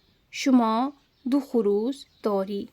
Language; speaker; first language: Persian; non-native, learner; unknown